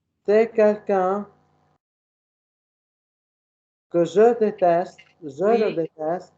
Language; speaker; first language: French; non-native, learner; Arabic